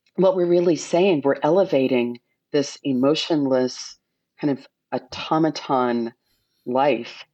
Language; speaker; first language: English; native; English